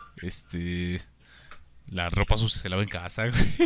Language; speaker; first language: Spanish; native; Spanish